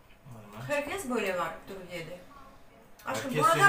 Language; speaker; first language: Turkish; non-native, learner; Russian